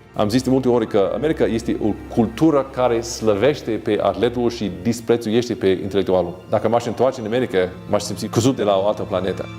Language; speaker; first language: Romanian; non-native, fluent; English